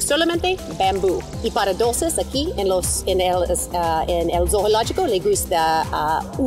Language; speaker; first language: Spanish; non-native, learner; English